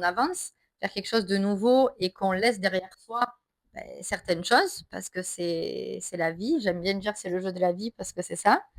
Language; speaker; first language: French; native; French